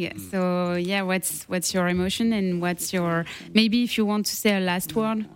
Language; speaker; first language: English; non-native, learner; French